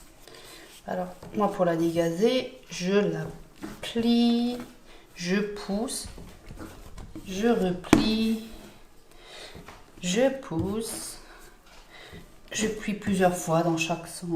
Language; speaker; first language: French; native; French